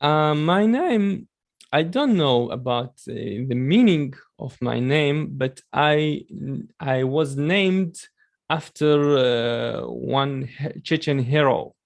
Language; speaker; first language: English; non-native, learner; Chechen